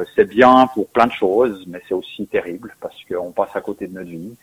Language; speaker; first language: French; native; French